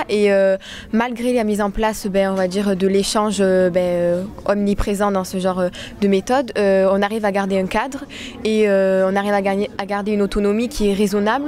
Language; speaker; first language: French; native; French